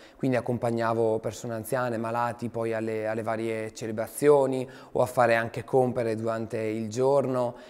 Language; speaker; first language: Italian; native; Italian